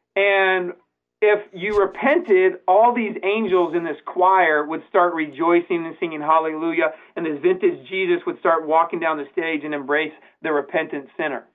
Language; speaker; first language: English; native; English